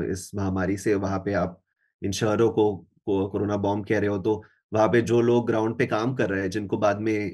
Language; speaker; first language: Hindi; non-native, local second language; Marathi